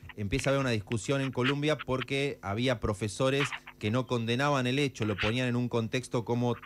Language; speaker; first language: Spanish; native; Spanish